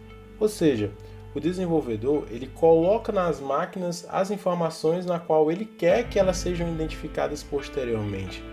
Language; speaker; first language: Portuguese; native; Portuguese